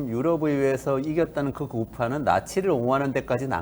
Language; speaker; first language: Korean; native; Korean